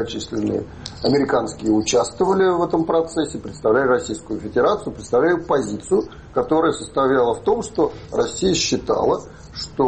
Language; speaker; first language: Russian; native; Russian